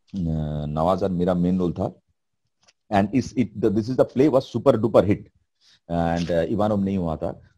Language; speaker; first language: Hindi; non-native, local second language; Bangla